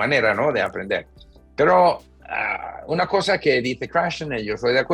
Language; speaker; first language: Spanish; non-native, fluent; English